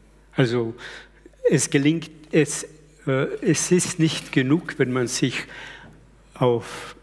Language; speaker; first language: German; early bilingual, other home language; Slovenian